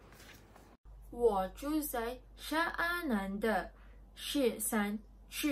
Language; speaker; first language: Chinese; non-native, learner; Malay